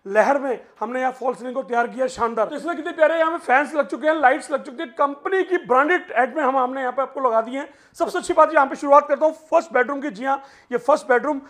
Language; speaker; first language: Hindi; native; Hindi